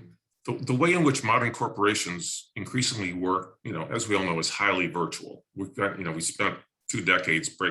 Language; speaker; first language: English; native; English